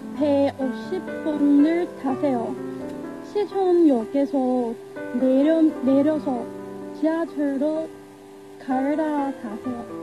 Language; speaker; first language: Korean; non-native, learner; Chinese